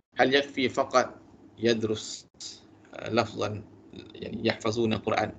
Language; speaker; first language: Arabic; non-native, fluent; Malay